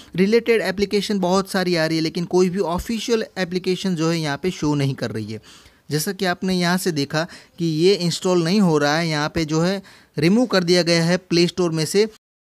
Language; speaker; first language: Hindi; native; Hindi